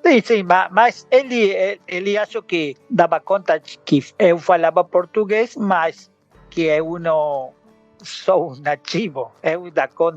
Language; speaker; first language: Portuguese; non-native, learner; Spanish